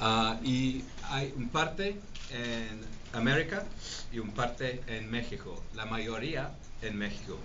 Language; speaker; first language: Spanish; non-native, learner; English